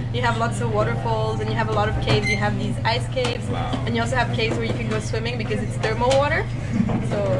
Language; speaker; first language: English; non-native, fluent; Slovak